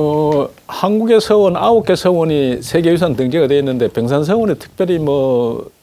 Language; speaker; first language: Korean; native; Korean